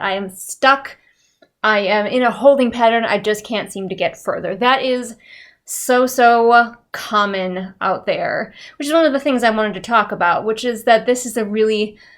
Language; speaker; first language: English; native; English